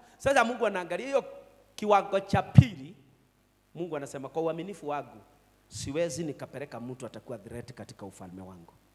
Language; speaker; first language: Swahili; non-native, local second language; Kikuyu